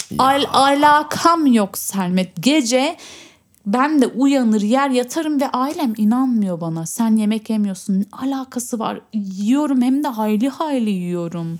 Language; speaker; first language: Turkish; early bilingual, heritage; Turkish